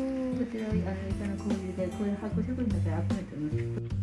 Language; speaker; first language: Japanese; native; Japanese